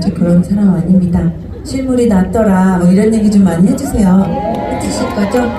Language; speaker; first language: Korean; native; Korean